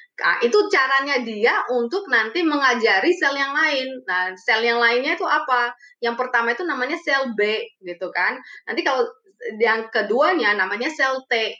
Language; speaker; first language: Indonesian; early bilingual, other home language; Romanian